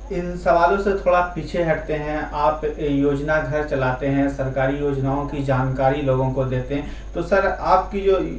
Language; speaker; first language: Hindi; native; Hindi